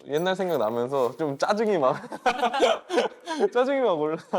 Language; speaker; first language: Korean; native; Korean